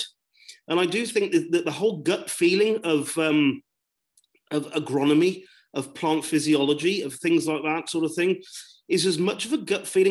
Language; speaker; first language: English; native; English